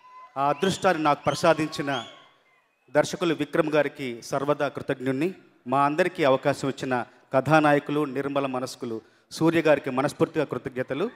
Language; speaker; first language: Telugu; native; Telugu